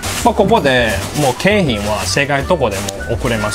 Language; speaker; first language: Japanese; non-native, learner; Cantonese